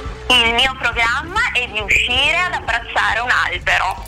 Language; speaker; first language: Italian; native; Italian